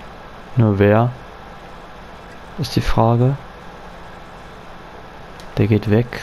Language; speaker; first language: German; native; German